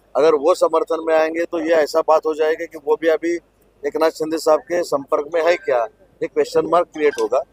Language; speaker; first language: Hindi; non-native, local second language; Marathi